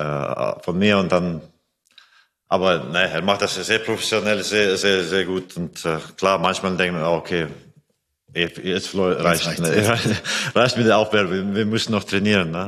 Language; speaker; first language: German; non-native, fluent; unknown